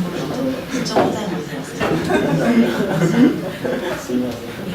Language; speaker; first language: Japanese; native; Japanese